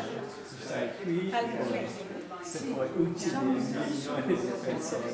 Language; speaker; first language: Italian; non-native, learner; English